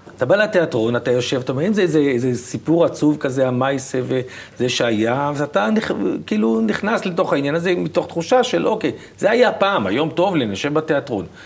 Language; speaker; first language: Hebrew; native; Hebrew